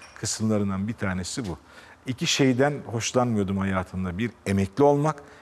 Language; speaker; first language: Turkish; native; Turkish